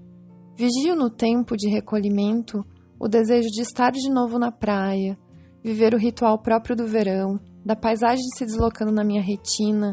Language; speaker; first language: Portuguese; native; Portuguese